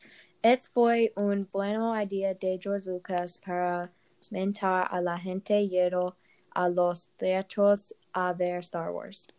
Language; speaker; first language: Spanish; non-native, learner; English